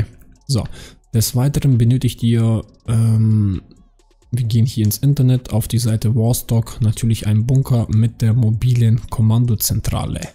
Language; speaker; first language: German; native; German